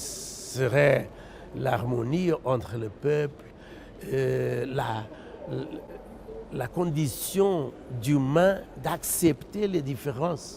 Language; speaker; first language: French; non-native, fluent; Portuguese